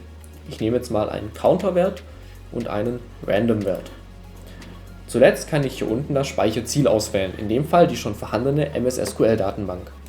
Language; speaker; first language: German; native; German